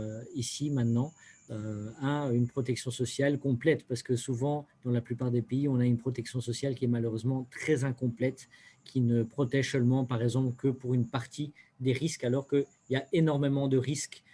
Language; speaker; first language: French; native; French